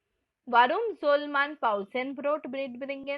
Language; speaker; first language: German; non-native, fluent; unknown